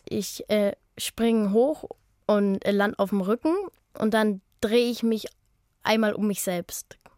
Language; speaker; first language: German; native; German